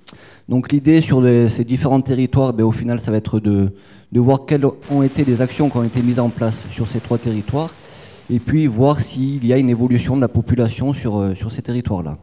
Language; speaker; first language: French; native; French